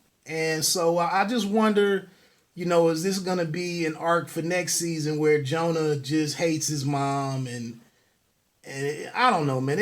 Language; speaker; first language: English; native; English